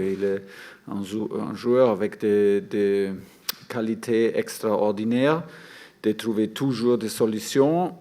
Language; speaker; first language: French; non-native, fluent; German